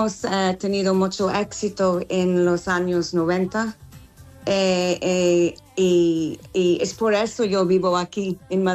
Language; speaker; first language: Spanish; non-native, learner; English